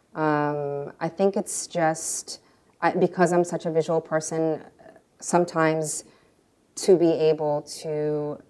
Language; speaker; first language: English; early bilingual, other home language; Russian